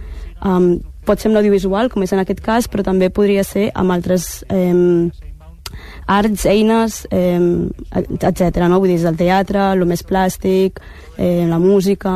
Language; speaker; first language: Catalan; early bilingual, other home language; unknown